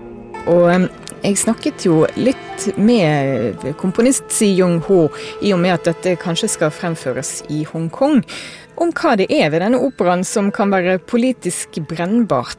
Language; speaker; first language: Norwegian; native; Norwegian